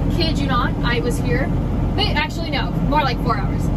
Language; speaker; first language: English; native; English